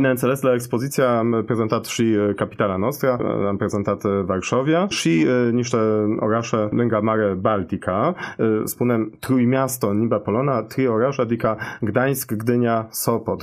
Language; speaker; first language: Romanian; non-native, fluent; Polish